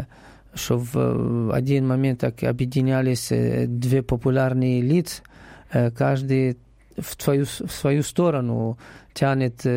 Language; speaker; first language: Russian; non-native, learner; Arabic